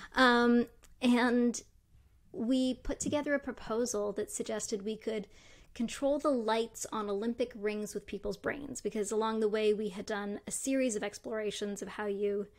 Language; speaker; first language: English; native; English